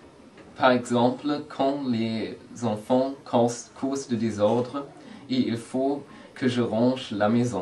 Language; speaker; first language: French; non-native, learner; English